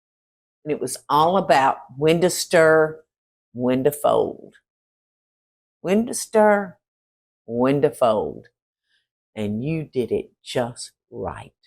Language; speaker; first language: English; native; English